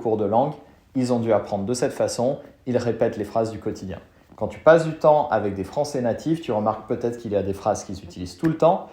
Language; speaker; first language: French; native; French